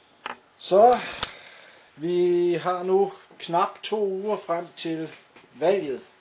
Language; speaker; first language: Danish; native; Danish